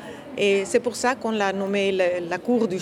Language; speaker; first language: French; non-native, fluent; Dutch